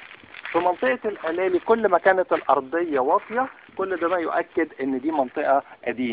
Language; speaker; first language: Arabic; native; Arabic